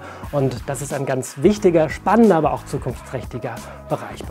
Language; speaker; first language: German; native; German